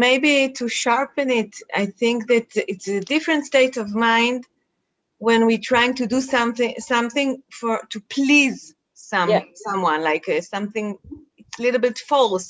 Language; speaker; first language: English; non-native, fluent; Hebrew